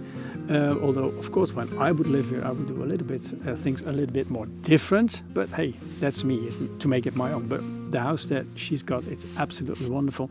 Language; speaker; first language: English; non-native, fluent; Dutch